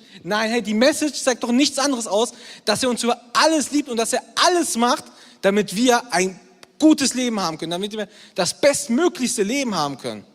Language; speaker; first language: German; native; German